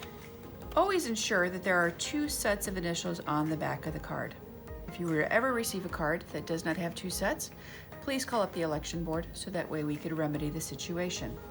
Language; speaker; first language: English; native; English